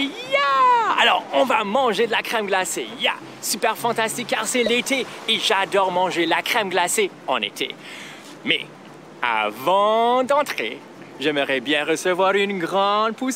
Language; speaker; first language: French; non-native, learner; English